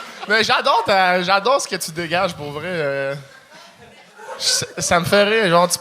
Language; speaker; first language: French; native; French